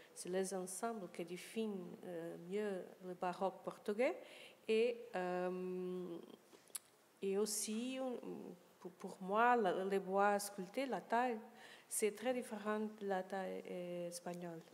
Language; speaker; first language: French; non-native, learner; Portuguese